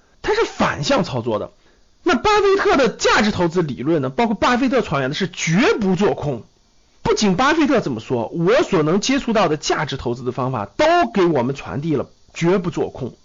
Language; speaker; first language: Chinese; native; Chinese